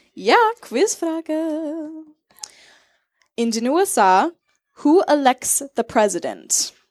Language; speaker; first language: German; non-native, learner; English